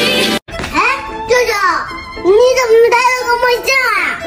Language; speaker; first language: Chinese; native; Chinese